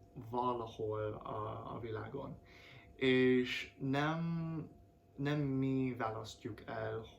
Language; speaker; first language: Hungarian; non-native, fluent; English